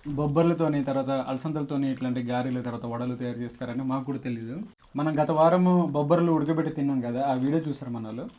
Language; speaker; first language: Telugu; native; Telugu